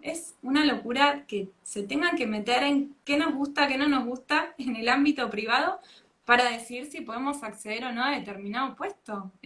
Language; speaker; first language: Spanish; native; Spanish